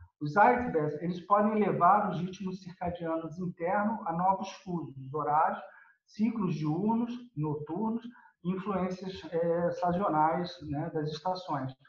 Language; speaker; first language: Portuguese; native; Portuguese